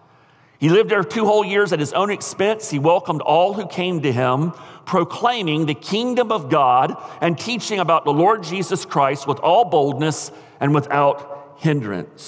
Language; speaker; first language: English; native; English